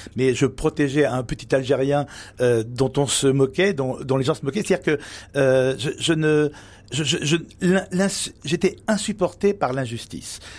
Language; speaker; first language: French; native; French